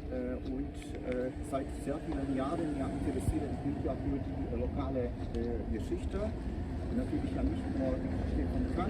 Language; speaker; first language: German; non-native, learner; Polish